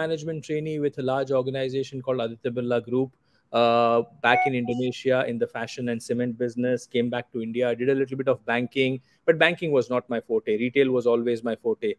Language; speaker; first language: English; non-native, local second language; Gujarati